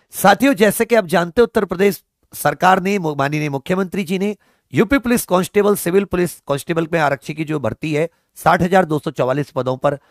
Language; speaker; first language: Hindi; native; Hindi